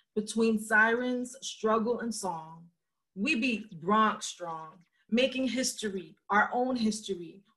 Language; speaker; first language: English; early bilingual, other home language; Spanish